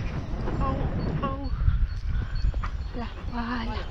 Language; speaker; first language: French; native; French